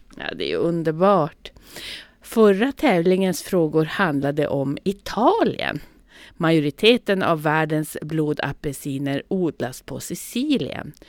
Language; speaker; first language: Swedish; native; Swedish